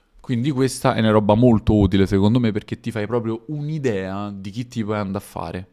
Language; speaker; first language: Italian; native; Italian